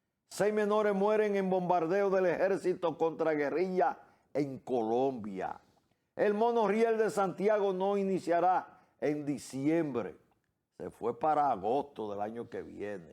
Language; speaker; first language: Spanish; native; Spanish